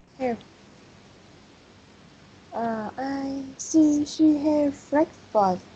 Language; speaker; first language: English; non-native, learner; Vietnamese